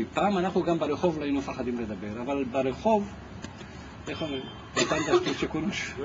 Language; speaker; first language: Hebrew; non-native, fluent; Ladino